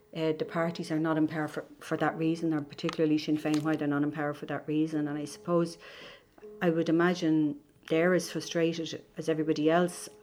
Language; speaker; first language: English; native; English